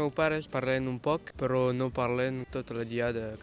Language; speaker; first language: Catalan; non-native, local second language; French